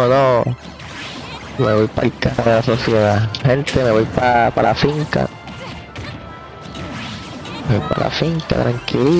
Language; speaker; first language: Spanish; native; Spanish